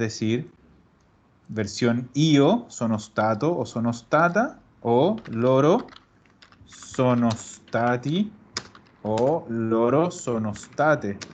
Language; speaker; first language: Italian; non-native, fluent; Spanish